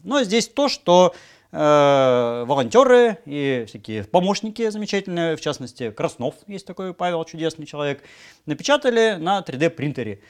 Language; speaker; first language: Russian; native; Russian